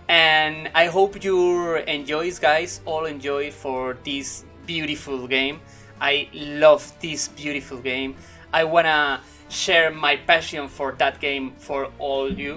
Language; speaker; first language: English; non-native, learner; Spanish